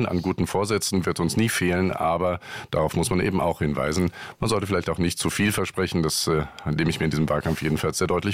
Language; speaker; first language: German; native; German